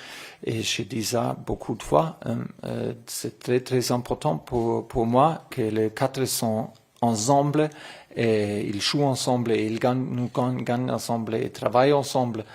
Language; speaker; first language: French; non-native, learner; German